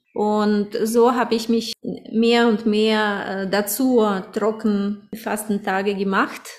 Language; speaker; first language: German; early bilingual, other home language; Russian